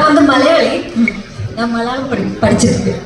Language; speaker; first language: Tamil; non-native, learner; Malayalam